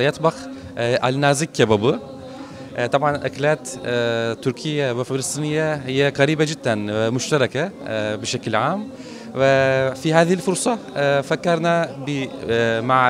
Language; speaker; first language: Arabic; non-native, fluent; Turkish